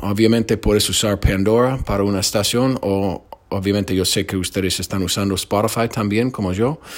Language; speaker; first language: Spanish; non-native, fluent; English